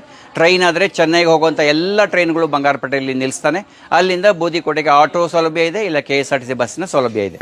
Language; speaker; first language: Kannada; native; Kannada